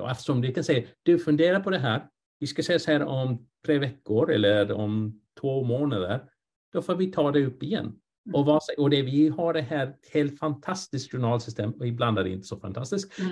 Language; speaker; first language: Swedish; non-native, fluent; English